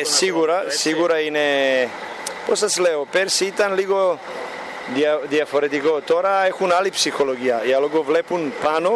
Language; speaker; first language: Greek; non-native, learner; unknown